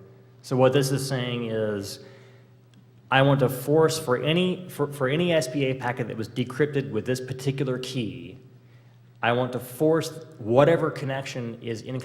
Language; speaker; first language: English; native; English